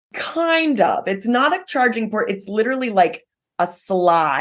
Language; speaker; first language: English; native; English